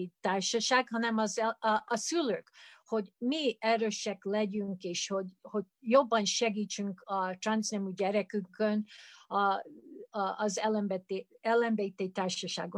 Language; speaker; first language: Hungarian; early bilingual, heritage; Hungarian